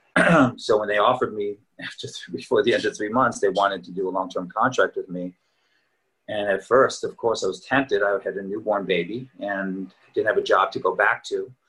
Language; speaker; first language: English; native; English